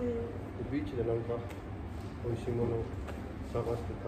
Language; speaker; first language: Japanese; early bilingual, other home language; Hindi